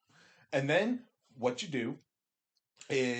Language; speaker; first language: English; native; English